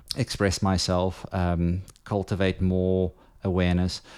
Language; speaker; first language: English; non-native, local second language; Afrikaans